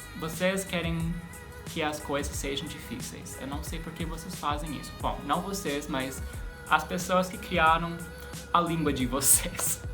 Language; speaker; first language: Portuguese; non-native, fluent; English